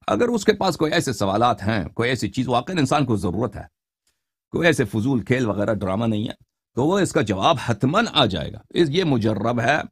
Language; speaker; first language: Urdu; non-native, fluent; Persian